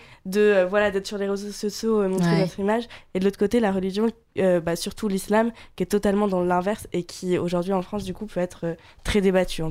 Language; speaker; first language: French; native; French